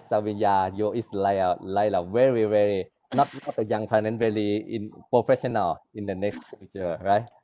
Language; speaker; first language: English; non-native, learner; Thai